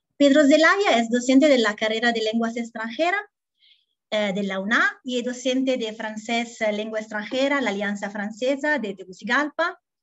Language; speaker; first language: Spanish; non-native, fluent; Italian